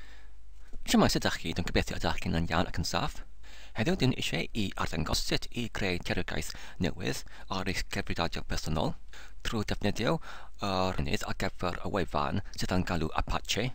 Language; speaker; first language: Welsh; non-native, learner; English